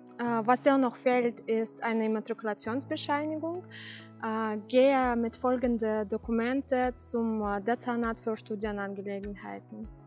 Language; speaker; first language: German; non-native, fluent; Russian